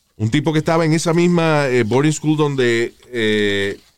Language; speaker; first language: Spanish; native; Spanish